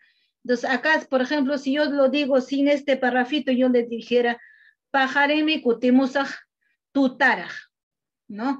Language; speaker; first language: Spanish; non-native, local second language; Quechua